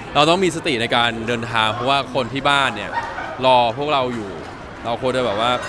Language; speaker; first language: Thai; native; Thai